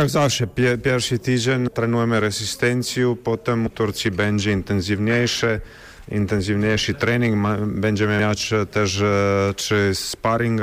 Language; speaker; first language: Polish; non-native, learner; Croatian